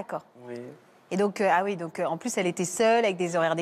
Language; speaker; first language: French; native; French